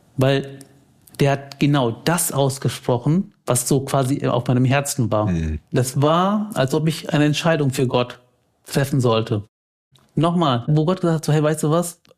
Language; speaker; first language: German; early bilingual, other home language; Tamil